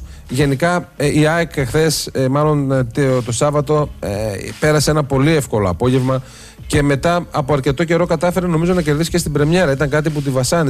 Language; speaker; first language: Greek; native; Greek